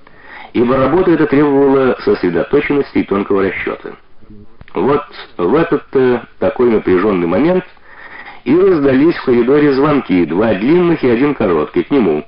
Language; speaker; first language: Russian; native; Russian